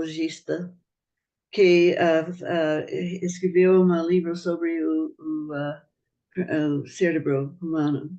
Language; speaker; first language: Portuguese; non-native, fluent; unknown